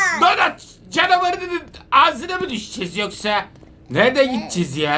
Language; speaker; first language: Turkish; native; Turkish